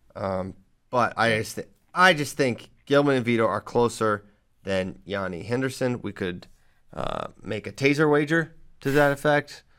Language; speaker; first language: English; native; English